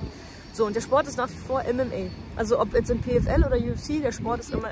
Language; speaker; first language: German; native; German